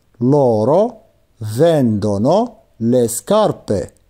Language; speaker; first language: Italian; non-native, fluent; Arabic